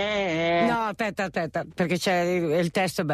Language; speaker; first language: Italian; native; Italian